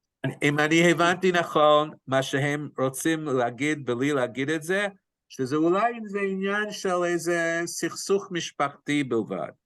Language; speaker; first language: Hebrew; non-native, fluent; English